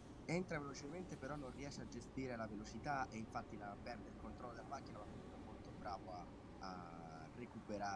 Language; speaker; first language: Italian; native; Italian